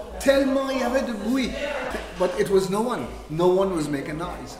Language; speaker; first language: English; native; English